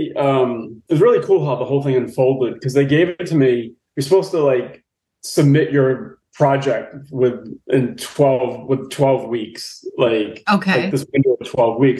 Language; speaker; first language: English; native; English